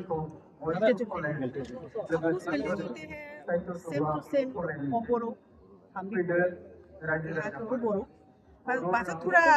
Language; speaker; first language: Hindi; non-native, learner; Kok Borok